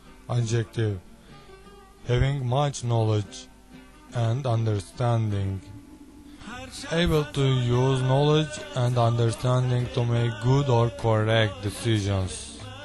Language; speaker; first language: English; non-native, learner; Turkish